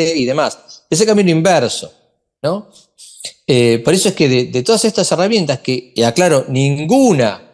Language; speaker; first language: Spanish; native; Spanish